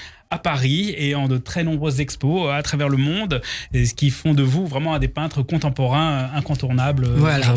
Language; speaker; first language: French; native; French